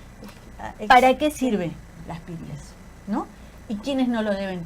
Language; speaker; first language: Spanish; native; Spanish